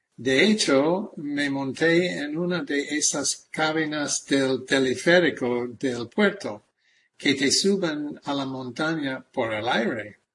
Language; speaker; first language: Spanish; non-native, fluent; English